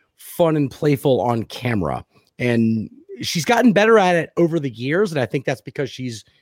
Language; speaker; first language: English; native; English